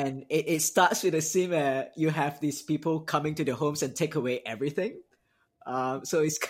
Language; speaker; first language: English; non-native, local second language; Cantonese